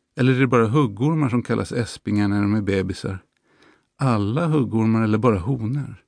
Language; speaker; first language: Swedish; native; Swedish